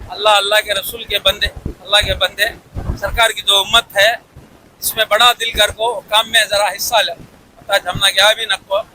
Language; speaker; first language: Hindi; non-native, local second language; Urdu